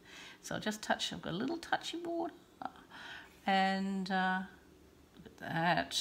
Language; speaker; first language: English; native; English